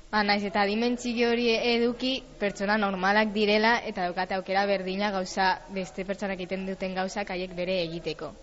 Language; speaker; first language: Basque; non-native, local second language; Spanish